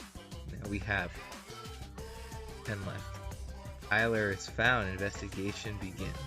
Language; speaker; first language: English; native; English